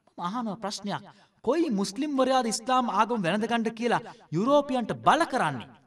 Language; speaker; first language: Sinhala; non-native, local second language; Tamil